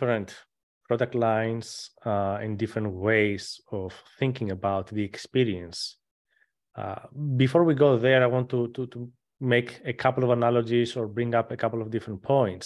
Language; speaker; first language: English; non-native, fluent; Greek